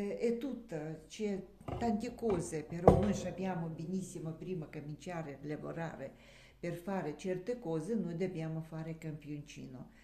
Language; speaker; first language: Italian; non-native, learner; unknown